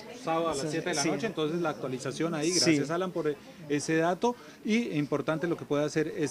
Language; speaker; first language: Spanish; native; Spanish